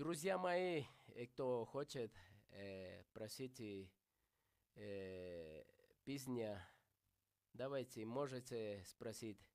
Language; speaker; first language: Russian; non-native, learner; Spanish